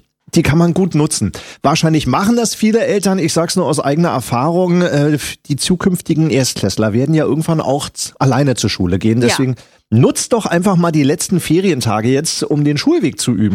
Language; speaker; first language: German; native; German